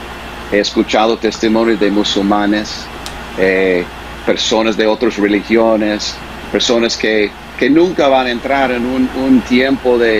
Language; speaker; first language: Spanish; non-native, fluent; English